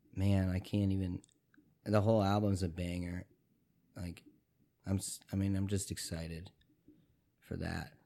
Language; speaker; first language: English; early bilingual, other home language; Italian